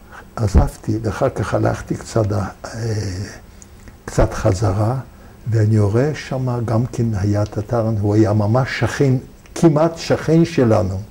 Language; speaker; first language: Hebrew; non-native, fluent; Yiddish